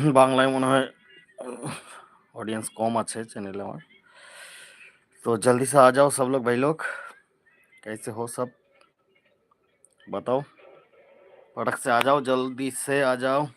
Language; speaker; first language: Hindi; non-native, local second language; Bangla